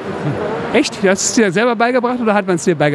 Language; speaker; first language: German; native; German